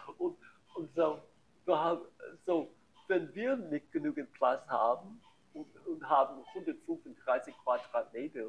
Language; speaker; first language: German; non-native, learner; English